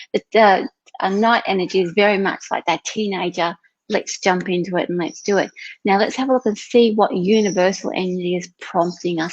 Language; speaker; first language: English; native; English